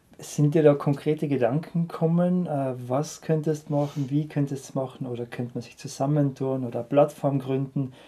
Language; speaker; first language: German; native; German